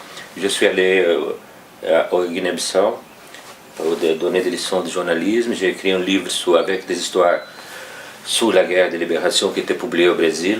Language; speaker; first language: French; non-native, fluent; Portuguese